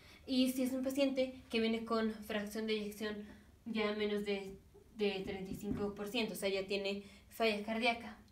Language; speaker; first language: Spanish; native; Spanish